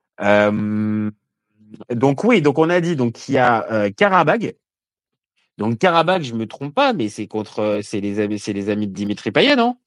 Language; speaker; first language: French; native; French